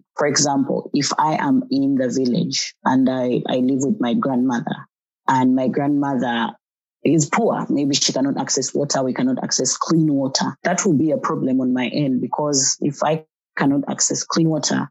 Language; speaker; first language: English; non-native, local second language; Ganda